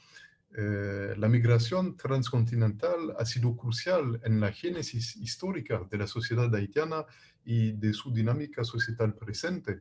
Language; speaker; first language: Spanish; non-native, fluent; French